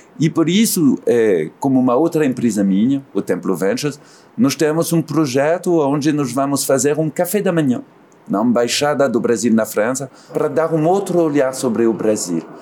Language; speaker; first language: Portuguese; non-native, fluent; French